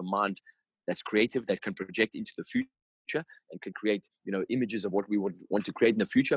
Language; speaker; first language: English; native; English